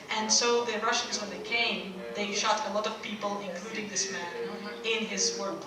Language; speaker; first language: English; non-native, fluent; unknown